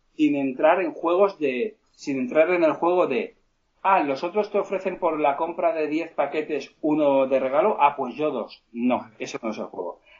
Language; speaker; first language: Spanish; native; Spanish